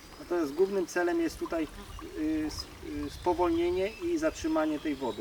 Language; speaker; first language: Polish; native; Polish